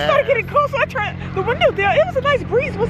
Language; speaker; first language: English; native; English